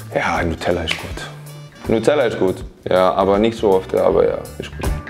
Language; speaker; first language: German; non-native, learner; Icelandic